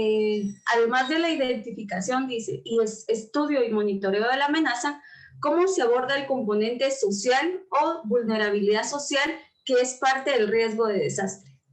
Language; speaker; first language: Spanish; native; Spanish